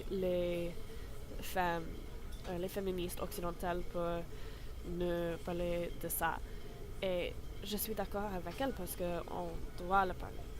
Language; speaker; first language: French; non-native, learner; English